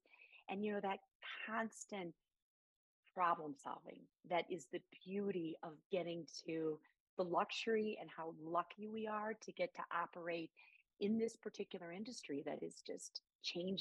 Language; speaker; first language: English; native; English